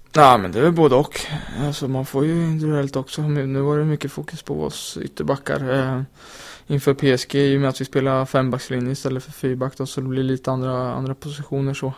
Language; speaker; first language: Swedish; native; Swedish